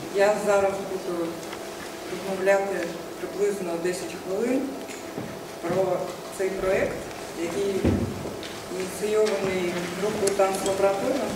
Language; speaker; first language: Ukrainian; non-native, local second language; Russian